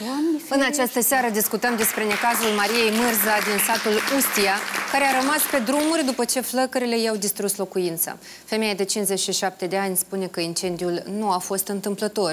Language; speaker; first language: Romanian; native; Romanian